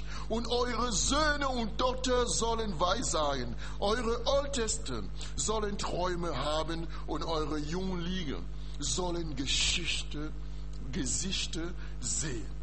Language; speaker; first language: German; non-native, learner; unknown